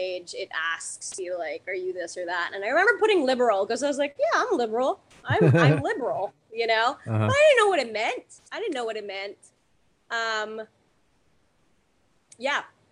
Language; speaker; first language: English; non-native, local second language; Filipino